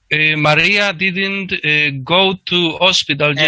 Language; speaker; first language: English; non-native, learner; Spanish